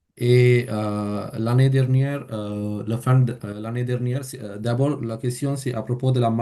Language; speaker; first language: French; non-native, fluent; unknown